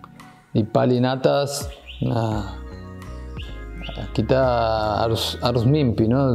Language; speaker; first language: Indonesian; non-native, fluent; Spanish